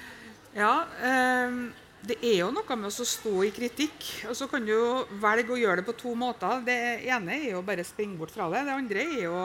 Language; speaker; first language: Norwegian; native; Norwegian